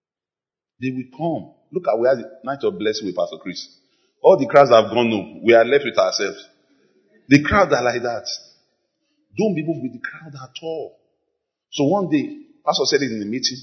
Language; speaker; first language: English; non-native, local second language; Yoruba